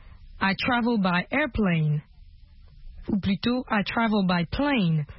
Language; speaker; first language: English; non-native, fluent; French